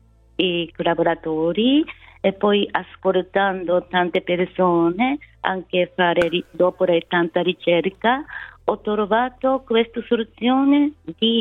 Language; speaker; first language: Italian; non-native, fluent; Japanese